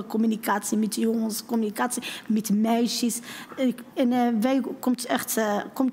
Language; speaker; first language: Dutch; non-native, learner; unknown